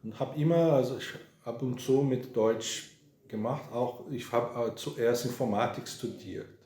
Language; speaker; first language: German; non-native, fluent; Portuguese